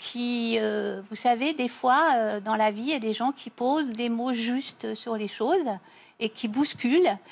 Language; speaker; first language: French; native; French